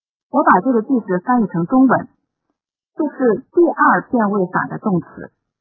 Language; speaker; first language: Chinese; native; Chinese